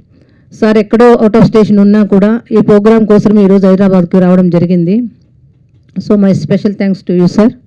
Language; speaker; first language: Telugu; native; Telugu